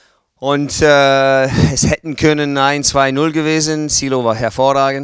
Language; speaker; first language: German; non-native, learner; English